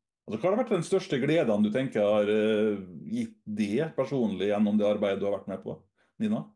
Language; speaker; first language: Norwegian; native; Norwegian